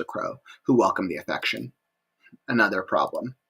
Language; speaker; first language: English; native; English